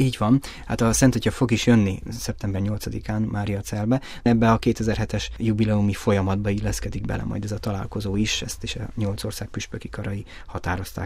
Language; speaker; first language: Hungarian; native; Hungarian